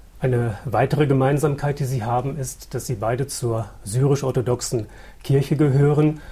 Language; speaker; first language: German; native; German